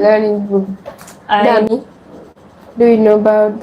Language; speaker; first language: English; non-native, learner; Sinhala